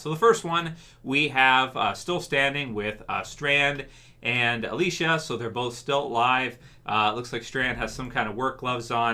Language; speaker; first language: English; native; English